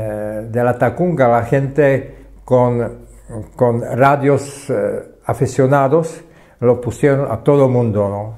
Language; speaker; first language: Spanish; non-native, fluent; Czech